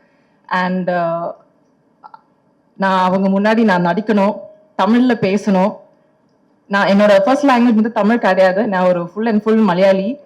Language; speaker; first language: Tamil; non-native, local second language; Malayalam